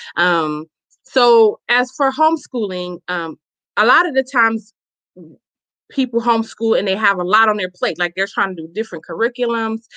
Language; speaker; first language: English; native; English